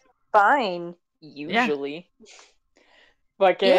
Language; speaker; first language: English; native; English